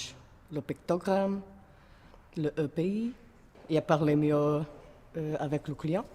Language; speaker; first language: French; non-native, learner; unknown